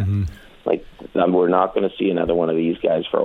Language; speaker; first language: English; native; English